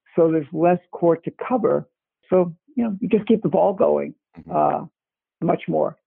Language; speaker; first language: English; native; English